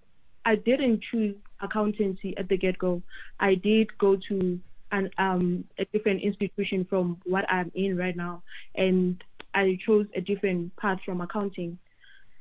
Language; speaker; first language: English; non-native, local second language; Tswana